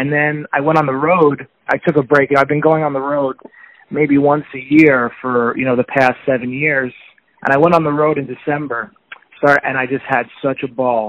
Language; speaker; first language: English; native; English